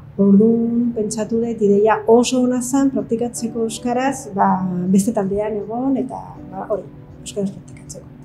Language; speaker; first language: Basque; non-native, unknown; Spanish